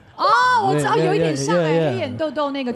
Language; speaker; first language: Chinese; native; Chinese